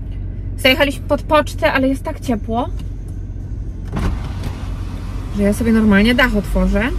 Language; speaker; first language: Polish; native; Polish